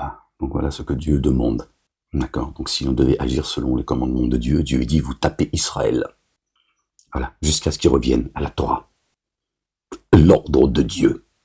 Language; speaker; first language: French; native; French